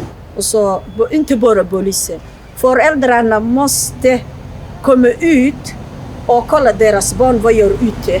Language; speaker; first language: Swedish; non-native, learner; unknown